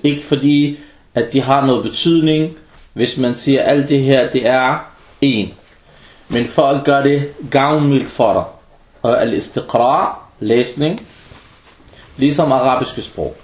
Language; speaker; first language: Danish; early bilingual, other home language; Arabic